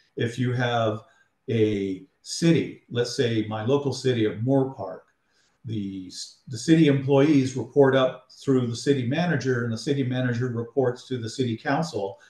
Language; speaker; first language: English; native; English